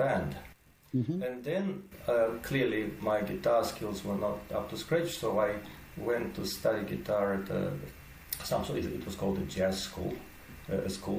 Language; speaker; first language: English; non-native, fluent; Russian